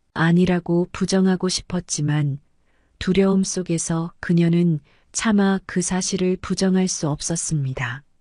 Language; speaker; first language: Korean; native; Korean